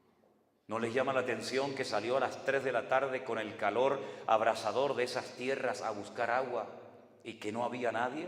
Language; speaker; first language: Spanish; native; Spanish